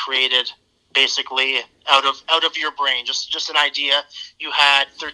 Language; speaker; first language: English; native; English